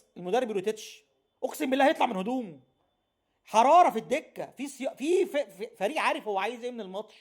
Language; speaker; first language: Arabic; native; Arabic